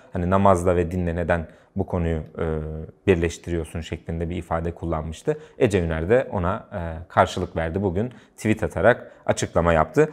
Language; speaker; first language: Turkish; native; Turkish